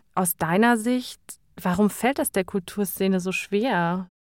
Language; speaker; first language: German; native; German